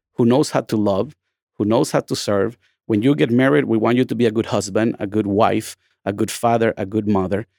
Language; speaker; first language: English; non-native, fluent; Spanish